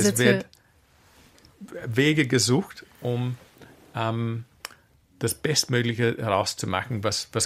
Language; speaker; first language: German; non-native, fluent; English